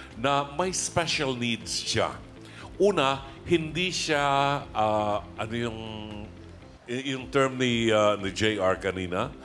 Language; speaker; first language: Filipino; native; Filipino